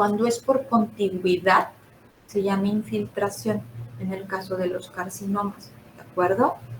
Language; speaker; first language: Spanish; native; Spanish